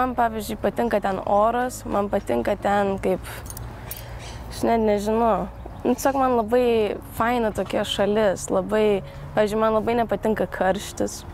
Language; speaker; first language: Lithuanian; early bilingual, heritage; Lithuanian